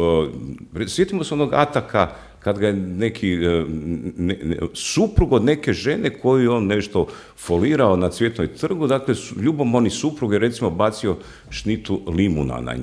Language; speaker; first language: Croatian; native; Croatian